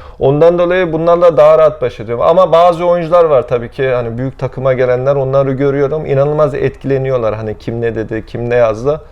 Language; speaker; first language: Turkish; early bilingual, heritage; Turkish